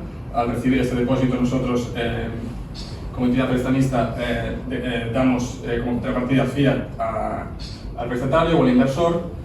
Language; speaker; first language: Spanish; native; Spanish